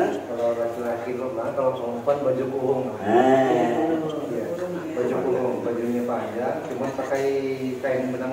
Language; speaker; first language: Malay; non-native, local second language; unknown